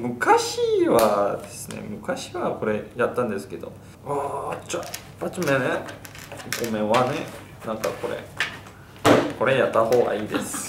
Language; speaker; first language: Japanese; non-native, fluent; Korean